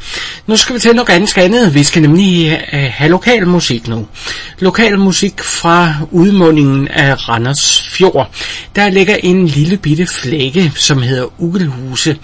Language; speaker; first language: Danish; native; Danish